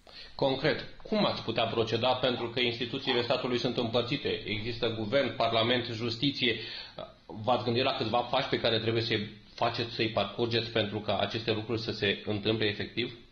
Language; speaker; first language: Romanian; native; Romanian